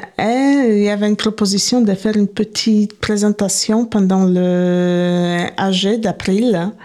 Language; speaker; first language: French; non-native, fluent; Polish